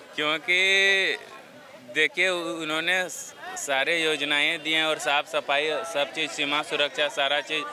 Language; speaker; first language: Hindi; native; Hindi